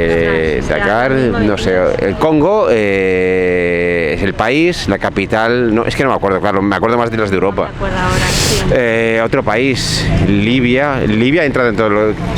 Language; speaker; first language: Spanish; native; Spanish